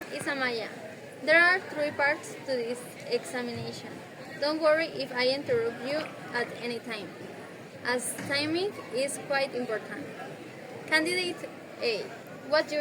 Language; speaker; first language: English; non-native, learner; Spanish